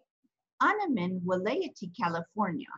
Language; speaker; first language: Arabic; non-native, fluent; English